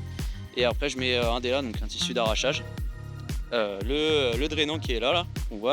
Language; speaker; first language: French; native; French